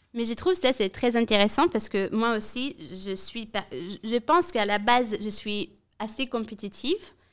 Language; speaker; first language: French; non-native, fluent; Italian